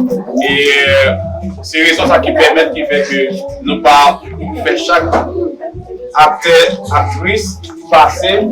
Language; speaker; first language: French; non-native, learner; Haitian Creole